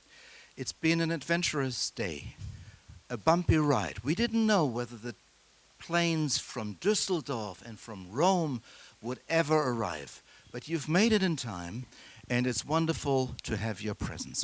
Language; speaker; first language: English; non-native, fluent; German